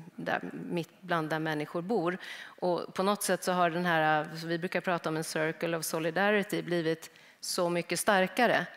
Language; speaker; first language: Swedish; native; Swedish